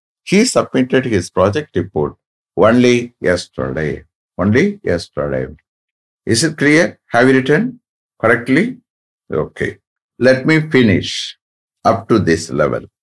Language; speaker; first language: English; non-native, local second language; Tamil